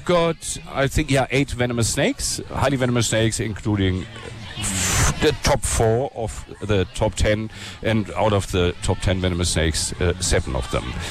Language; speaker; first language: English; non-native, fluent; German